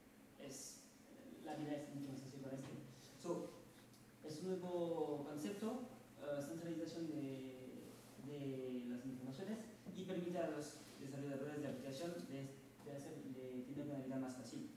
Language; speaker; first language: Spanish; non-native, fluent; French